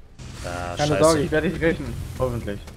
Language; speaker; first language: German; native; German